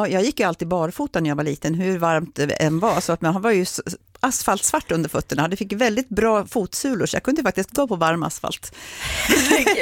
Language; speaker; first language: Swedish; native; Swedish